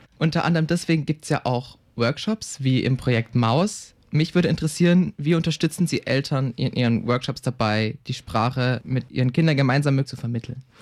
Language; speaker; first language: German; native; German